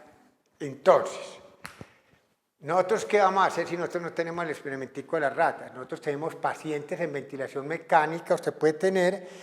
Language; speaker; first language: Spanish; native; Spanish